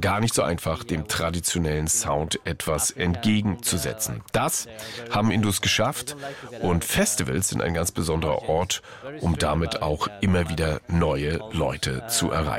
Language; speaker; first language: German; native; German